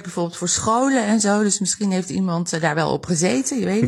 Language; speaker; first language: Dutch; native; Dutch